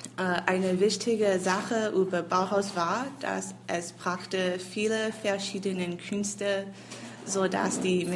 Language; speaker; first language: German; non-native, learner; English